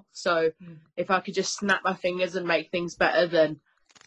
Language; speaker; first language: English; native; English